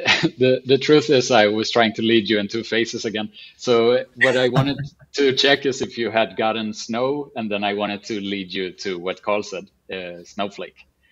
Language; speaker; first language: English; non-native, fluent; Spanish